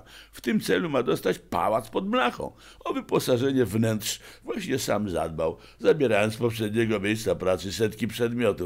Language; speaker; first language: Polish; native; Polish